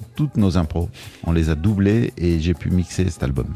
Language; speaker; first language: French; native; French